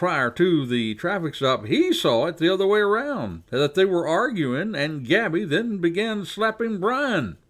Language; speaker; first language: English; native; English